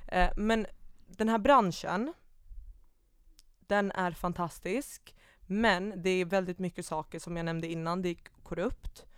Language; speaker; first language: Swedish; early bilingual, other home language; Baluchi